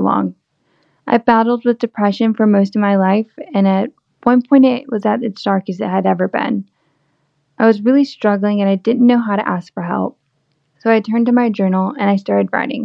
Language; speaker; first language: English; native; English